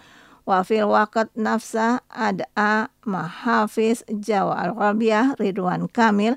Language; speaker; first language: Arabic; non-native, fluent; Indonesian